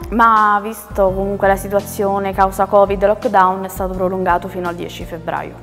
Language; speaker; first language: Italian; native; Italian